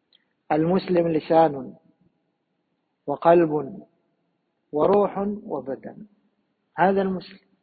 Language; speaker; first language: Arabic; native; Arabic